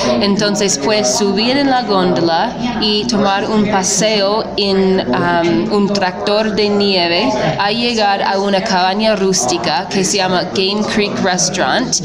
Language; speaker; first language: Spanish; non-native, fluent; English